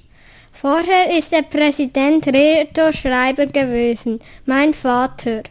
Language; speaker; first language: German; native; German